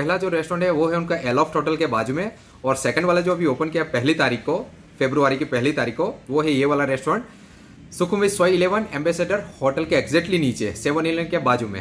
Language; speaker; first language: Hindi; native; Hindi